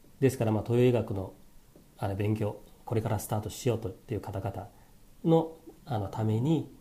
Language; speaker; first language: Japanese; non-native, fluent; Chinese